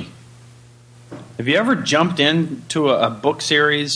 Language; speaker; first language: English; native; English